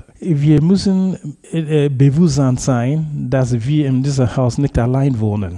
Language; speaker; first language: German; non-native, fluent; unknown